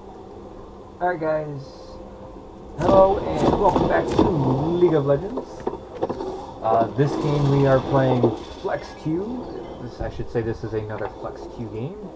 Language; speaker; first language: English; native; English